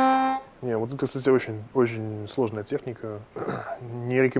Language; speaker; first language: Russian; native; Russian